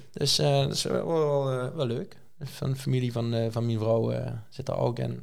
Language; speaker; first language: Dutch; native; Dutch